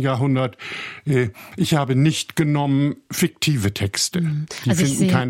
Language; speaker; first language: German; native; German